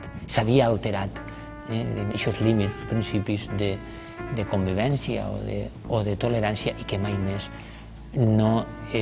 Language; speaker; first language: Catalan; native; Catalan